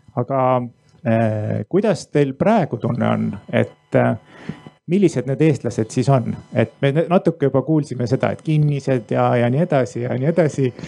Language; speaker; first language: Estonian; native; Estonian